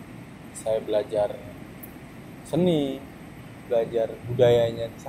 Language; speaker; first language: Indonesian; non-native, fluent; German